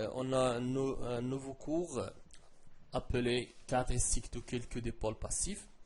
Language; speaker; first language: French; non-native, local second language; Arabic